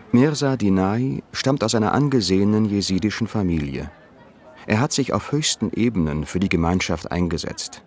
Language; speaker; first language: German; native; German